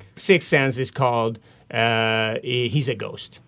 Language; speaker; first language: English; non-native, fluent; Swedish